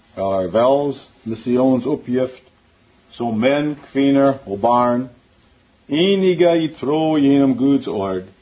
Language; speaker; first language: Swedish; non-native, learner; English